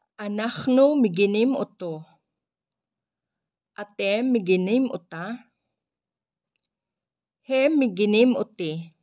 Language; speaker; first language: Hebrew; non-native, learner; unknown